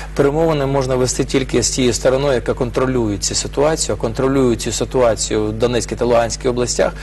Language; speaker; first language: Ukrainian; non-native, local second language; Russian